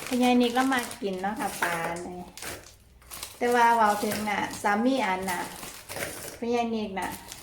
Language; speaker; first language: Thai; native; Thai